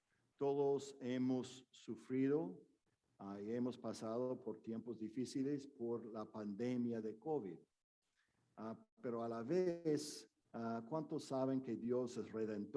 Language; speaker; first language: Spanish; non-native, fluent; English